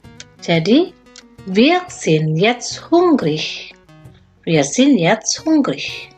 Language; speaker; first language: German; non-native, learner; Indonesian